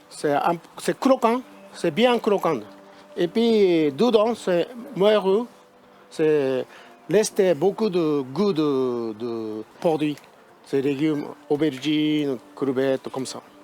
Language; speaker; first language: French; non-native, learner; Japanese